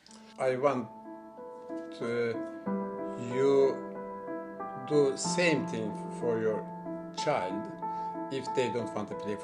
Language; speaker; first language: English; non-native, learner; Turkish